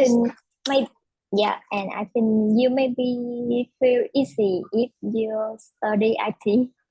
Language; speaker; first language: English; non-native, learner; Vietnamese